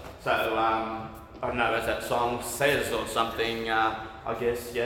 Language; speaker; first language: English; native; English